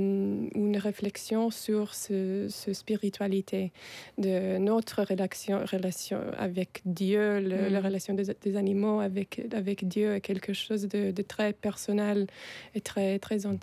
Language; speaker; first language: French; non-native, fluent; Italian